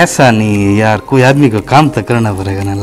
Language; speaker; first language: Hindi; non-native, learner; Bangla